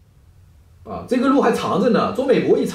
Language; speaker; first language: Chinese; native; Chinese